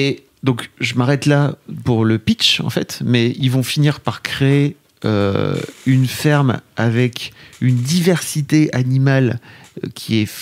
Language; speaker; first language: French; native; French